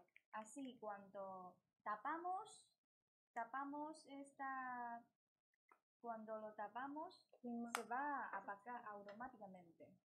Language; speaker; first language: Spanish; non-native, learner; Chinese